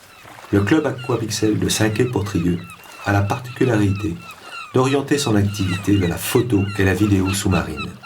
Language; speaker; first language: French; native; French